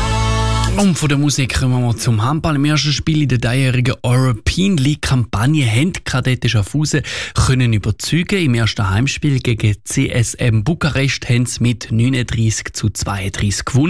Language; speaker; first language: German; native; German